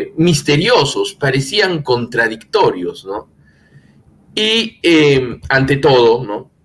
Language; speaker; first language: Spanish; native; Spanish